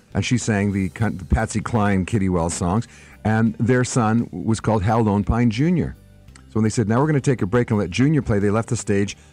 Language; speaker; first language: English; native; English